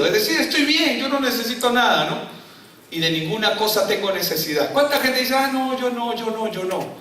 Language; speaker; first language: Spanish; native; Spanish